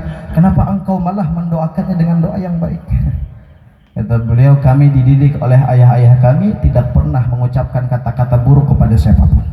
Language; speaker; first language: Indonesian; non-native, local second language; Banjar